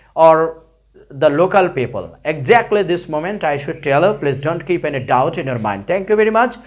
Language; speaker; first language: English; non-native, local second language; Bangla